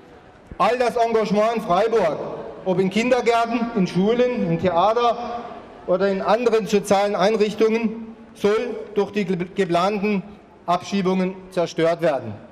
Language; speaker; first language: German; native; German